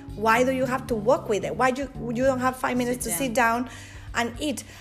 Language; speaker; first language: English; non-native, fluent; Spanish